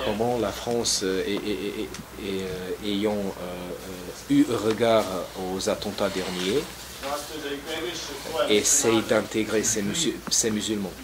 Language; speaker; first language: French; non-native, fluent; Serbian